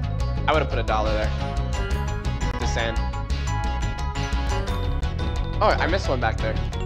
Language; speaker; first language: English; native; English